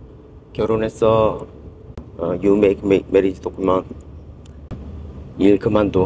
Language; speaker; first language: Korean; native; Korean